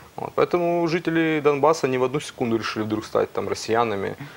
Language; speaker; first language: Russian; native; Russian